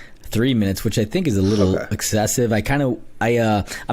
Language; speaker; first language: English; native; English